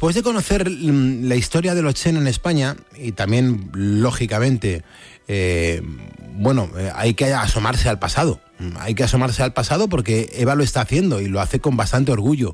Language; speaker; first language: Spanish; native; Spanish